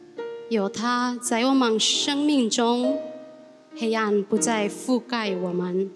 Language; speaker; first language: Chinese; native; Chinese